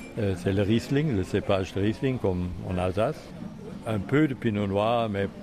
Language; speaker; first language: French; non-native, fluent; German